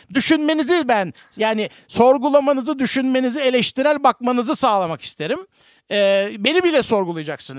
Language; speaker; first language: Turkish; native; Turkish